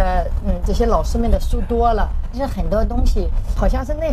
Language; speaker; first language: Chinese; native; Chinese